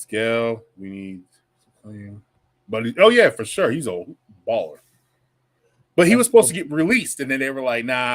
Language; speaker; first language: English; native; English